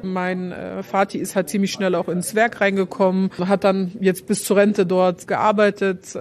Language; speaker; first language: German; early bilingual, other home language; Russian